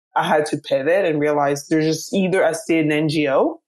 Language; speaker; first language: English; early bilingual, other home language; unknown